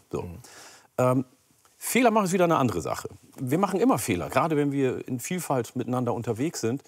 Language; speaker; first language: German; early bilingual, other home language; Oromo